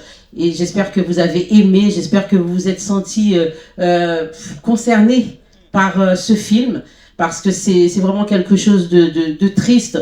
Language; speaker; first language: French; non-native, local second language; Haitian Creole